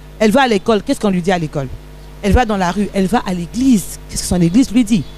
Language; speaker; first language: French; non-native, local second language; Lingala